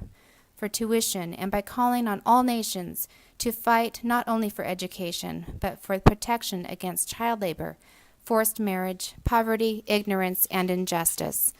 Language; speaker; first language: English; native; English